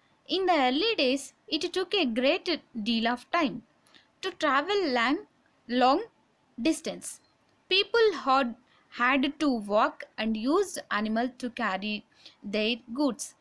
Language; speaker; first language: English; non-native, local second language; Telugu